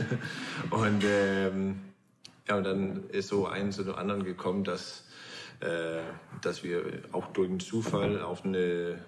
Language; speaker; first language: German; non-native, fluent; Danish